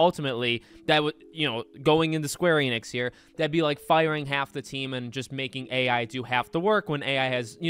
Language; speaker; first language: English; native; English